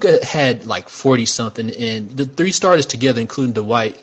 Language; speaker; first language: English; native; English